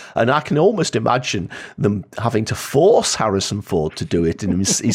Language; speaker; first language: English; native; English